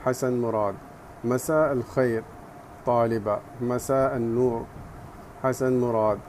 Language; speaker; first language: Arabic; non-native, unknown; Urdu